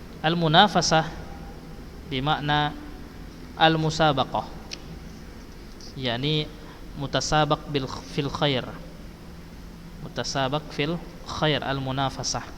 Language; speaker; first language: Arabic; non-native, fluent; Indonesian